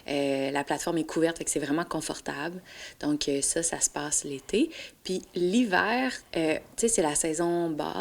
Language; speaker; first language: French; native; French